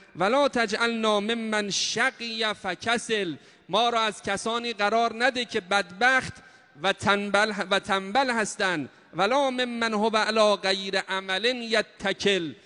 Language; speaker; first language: Persian; native; Persian